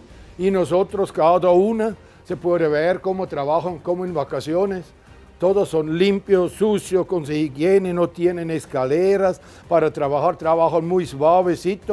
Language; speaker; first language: Spanish; non-native, fluent; German